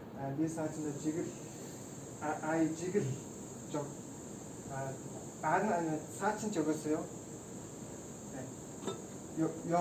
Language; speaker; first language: Korean; non-native, learner; Mongolian